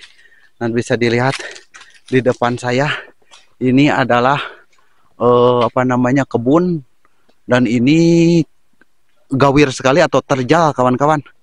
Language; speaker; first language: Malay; non-native, local second language; Sundanese